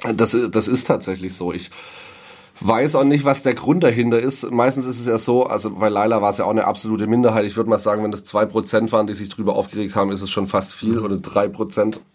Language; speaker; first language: German; native; German